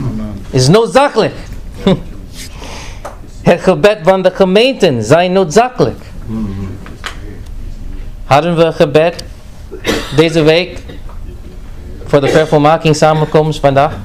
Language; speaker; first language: Dutch; non-native, fluent; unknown